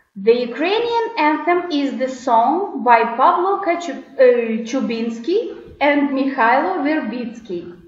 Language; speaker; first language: English; non-native, fluent; Russian